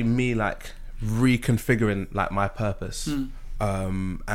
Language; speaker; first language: English; native; English